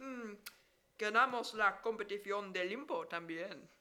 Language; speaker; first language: Spanish; non-native, learner; English